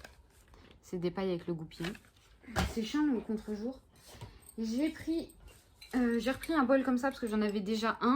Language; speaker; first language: French; native; French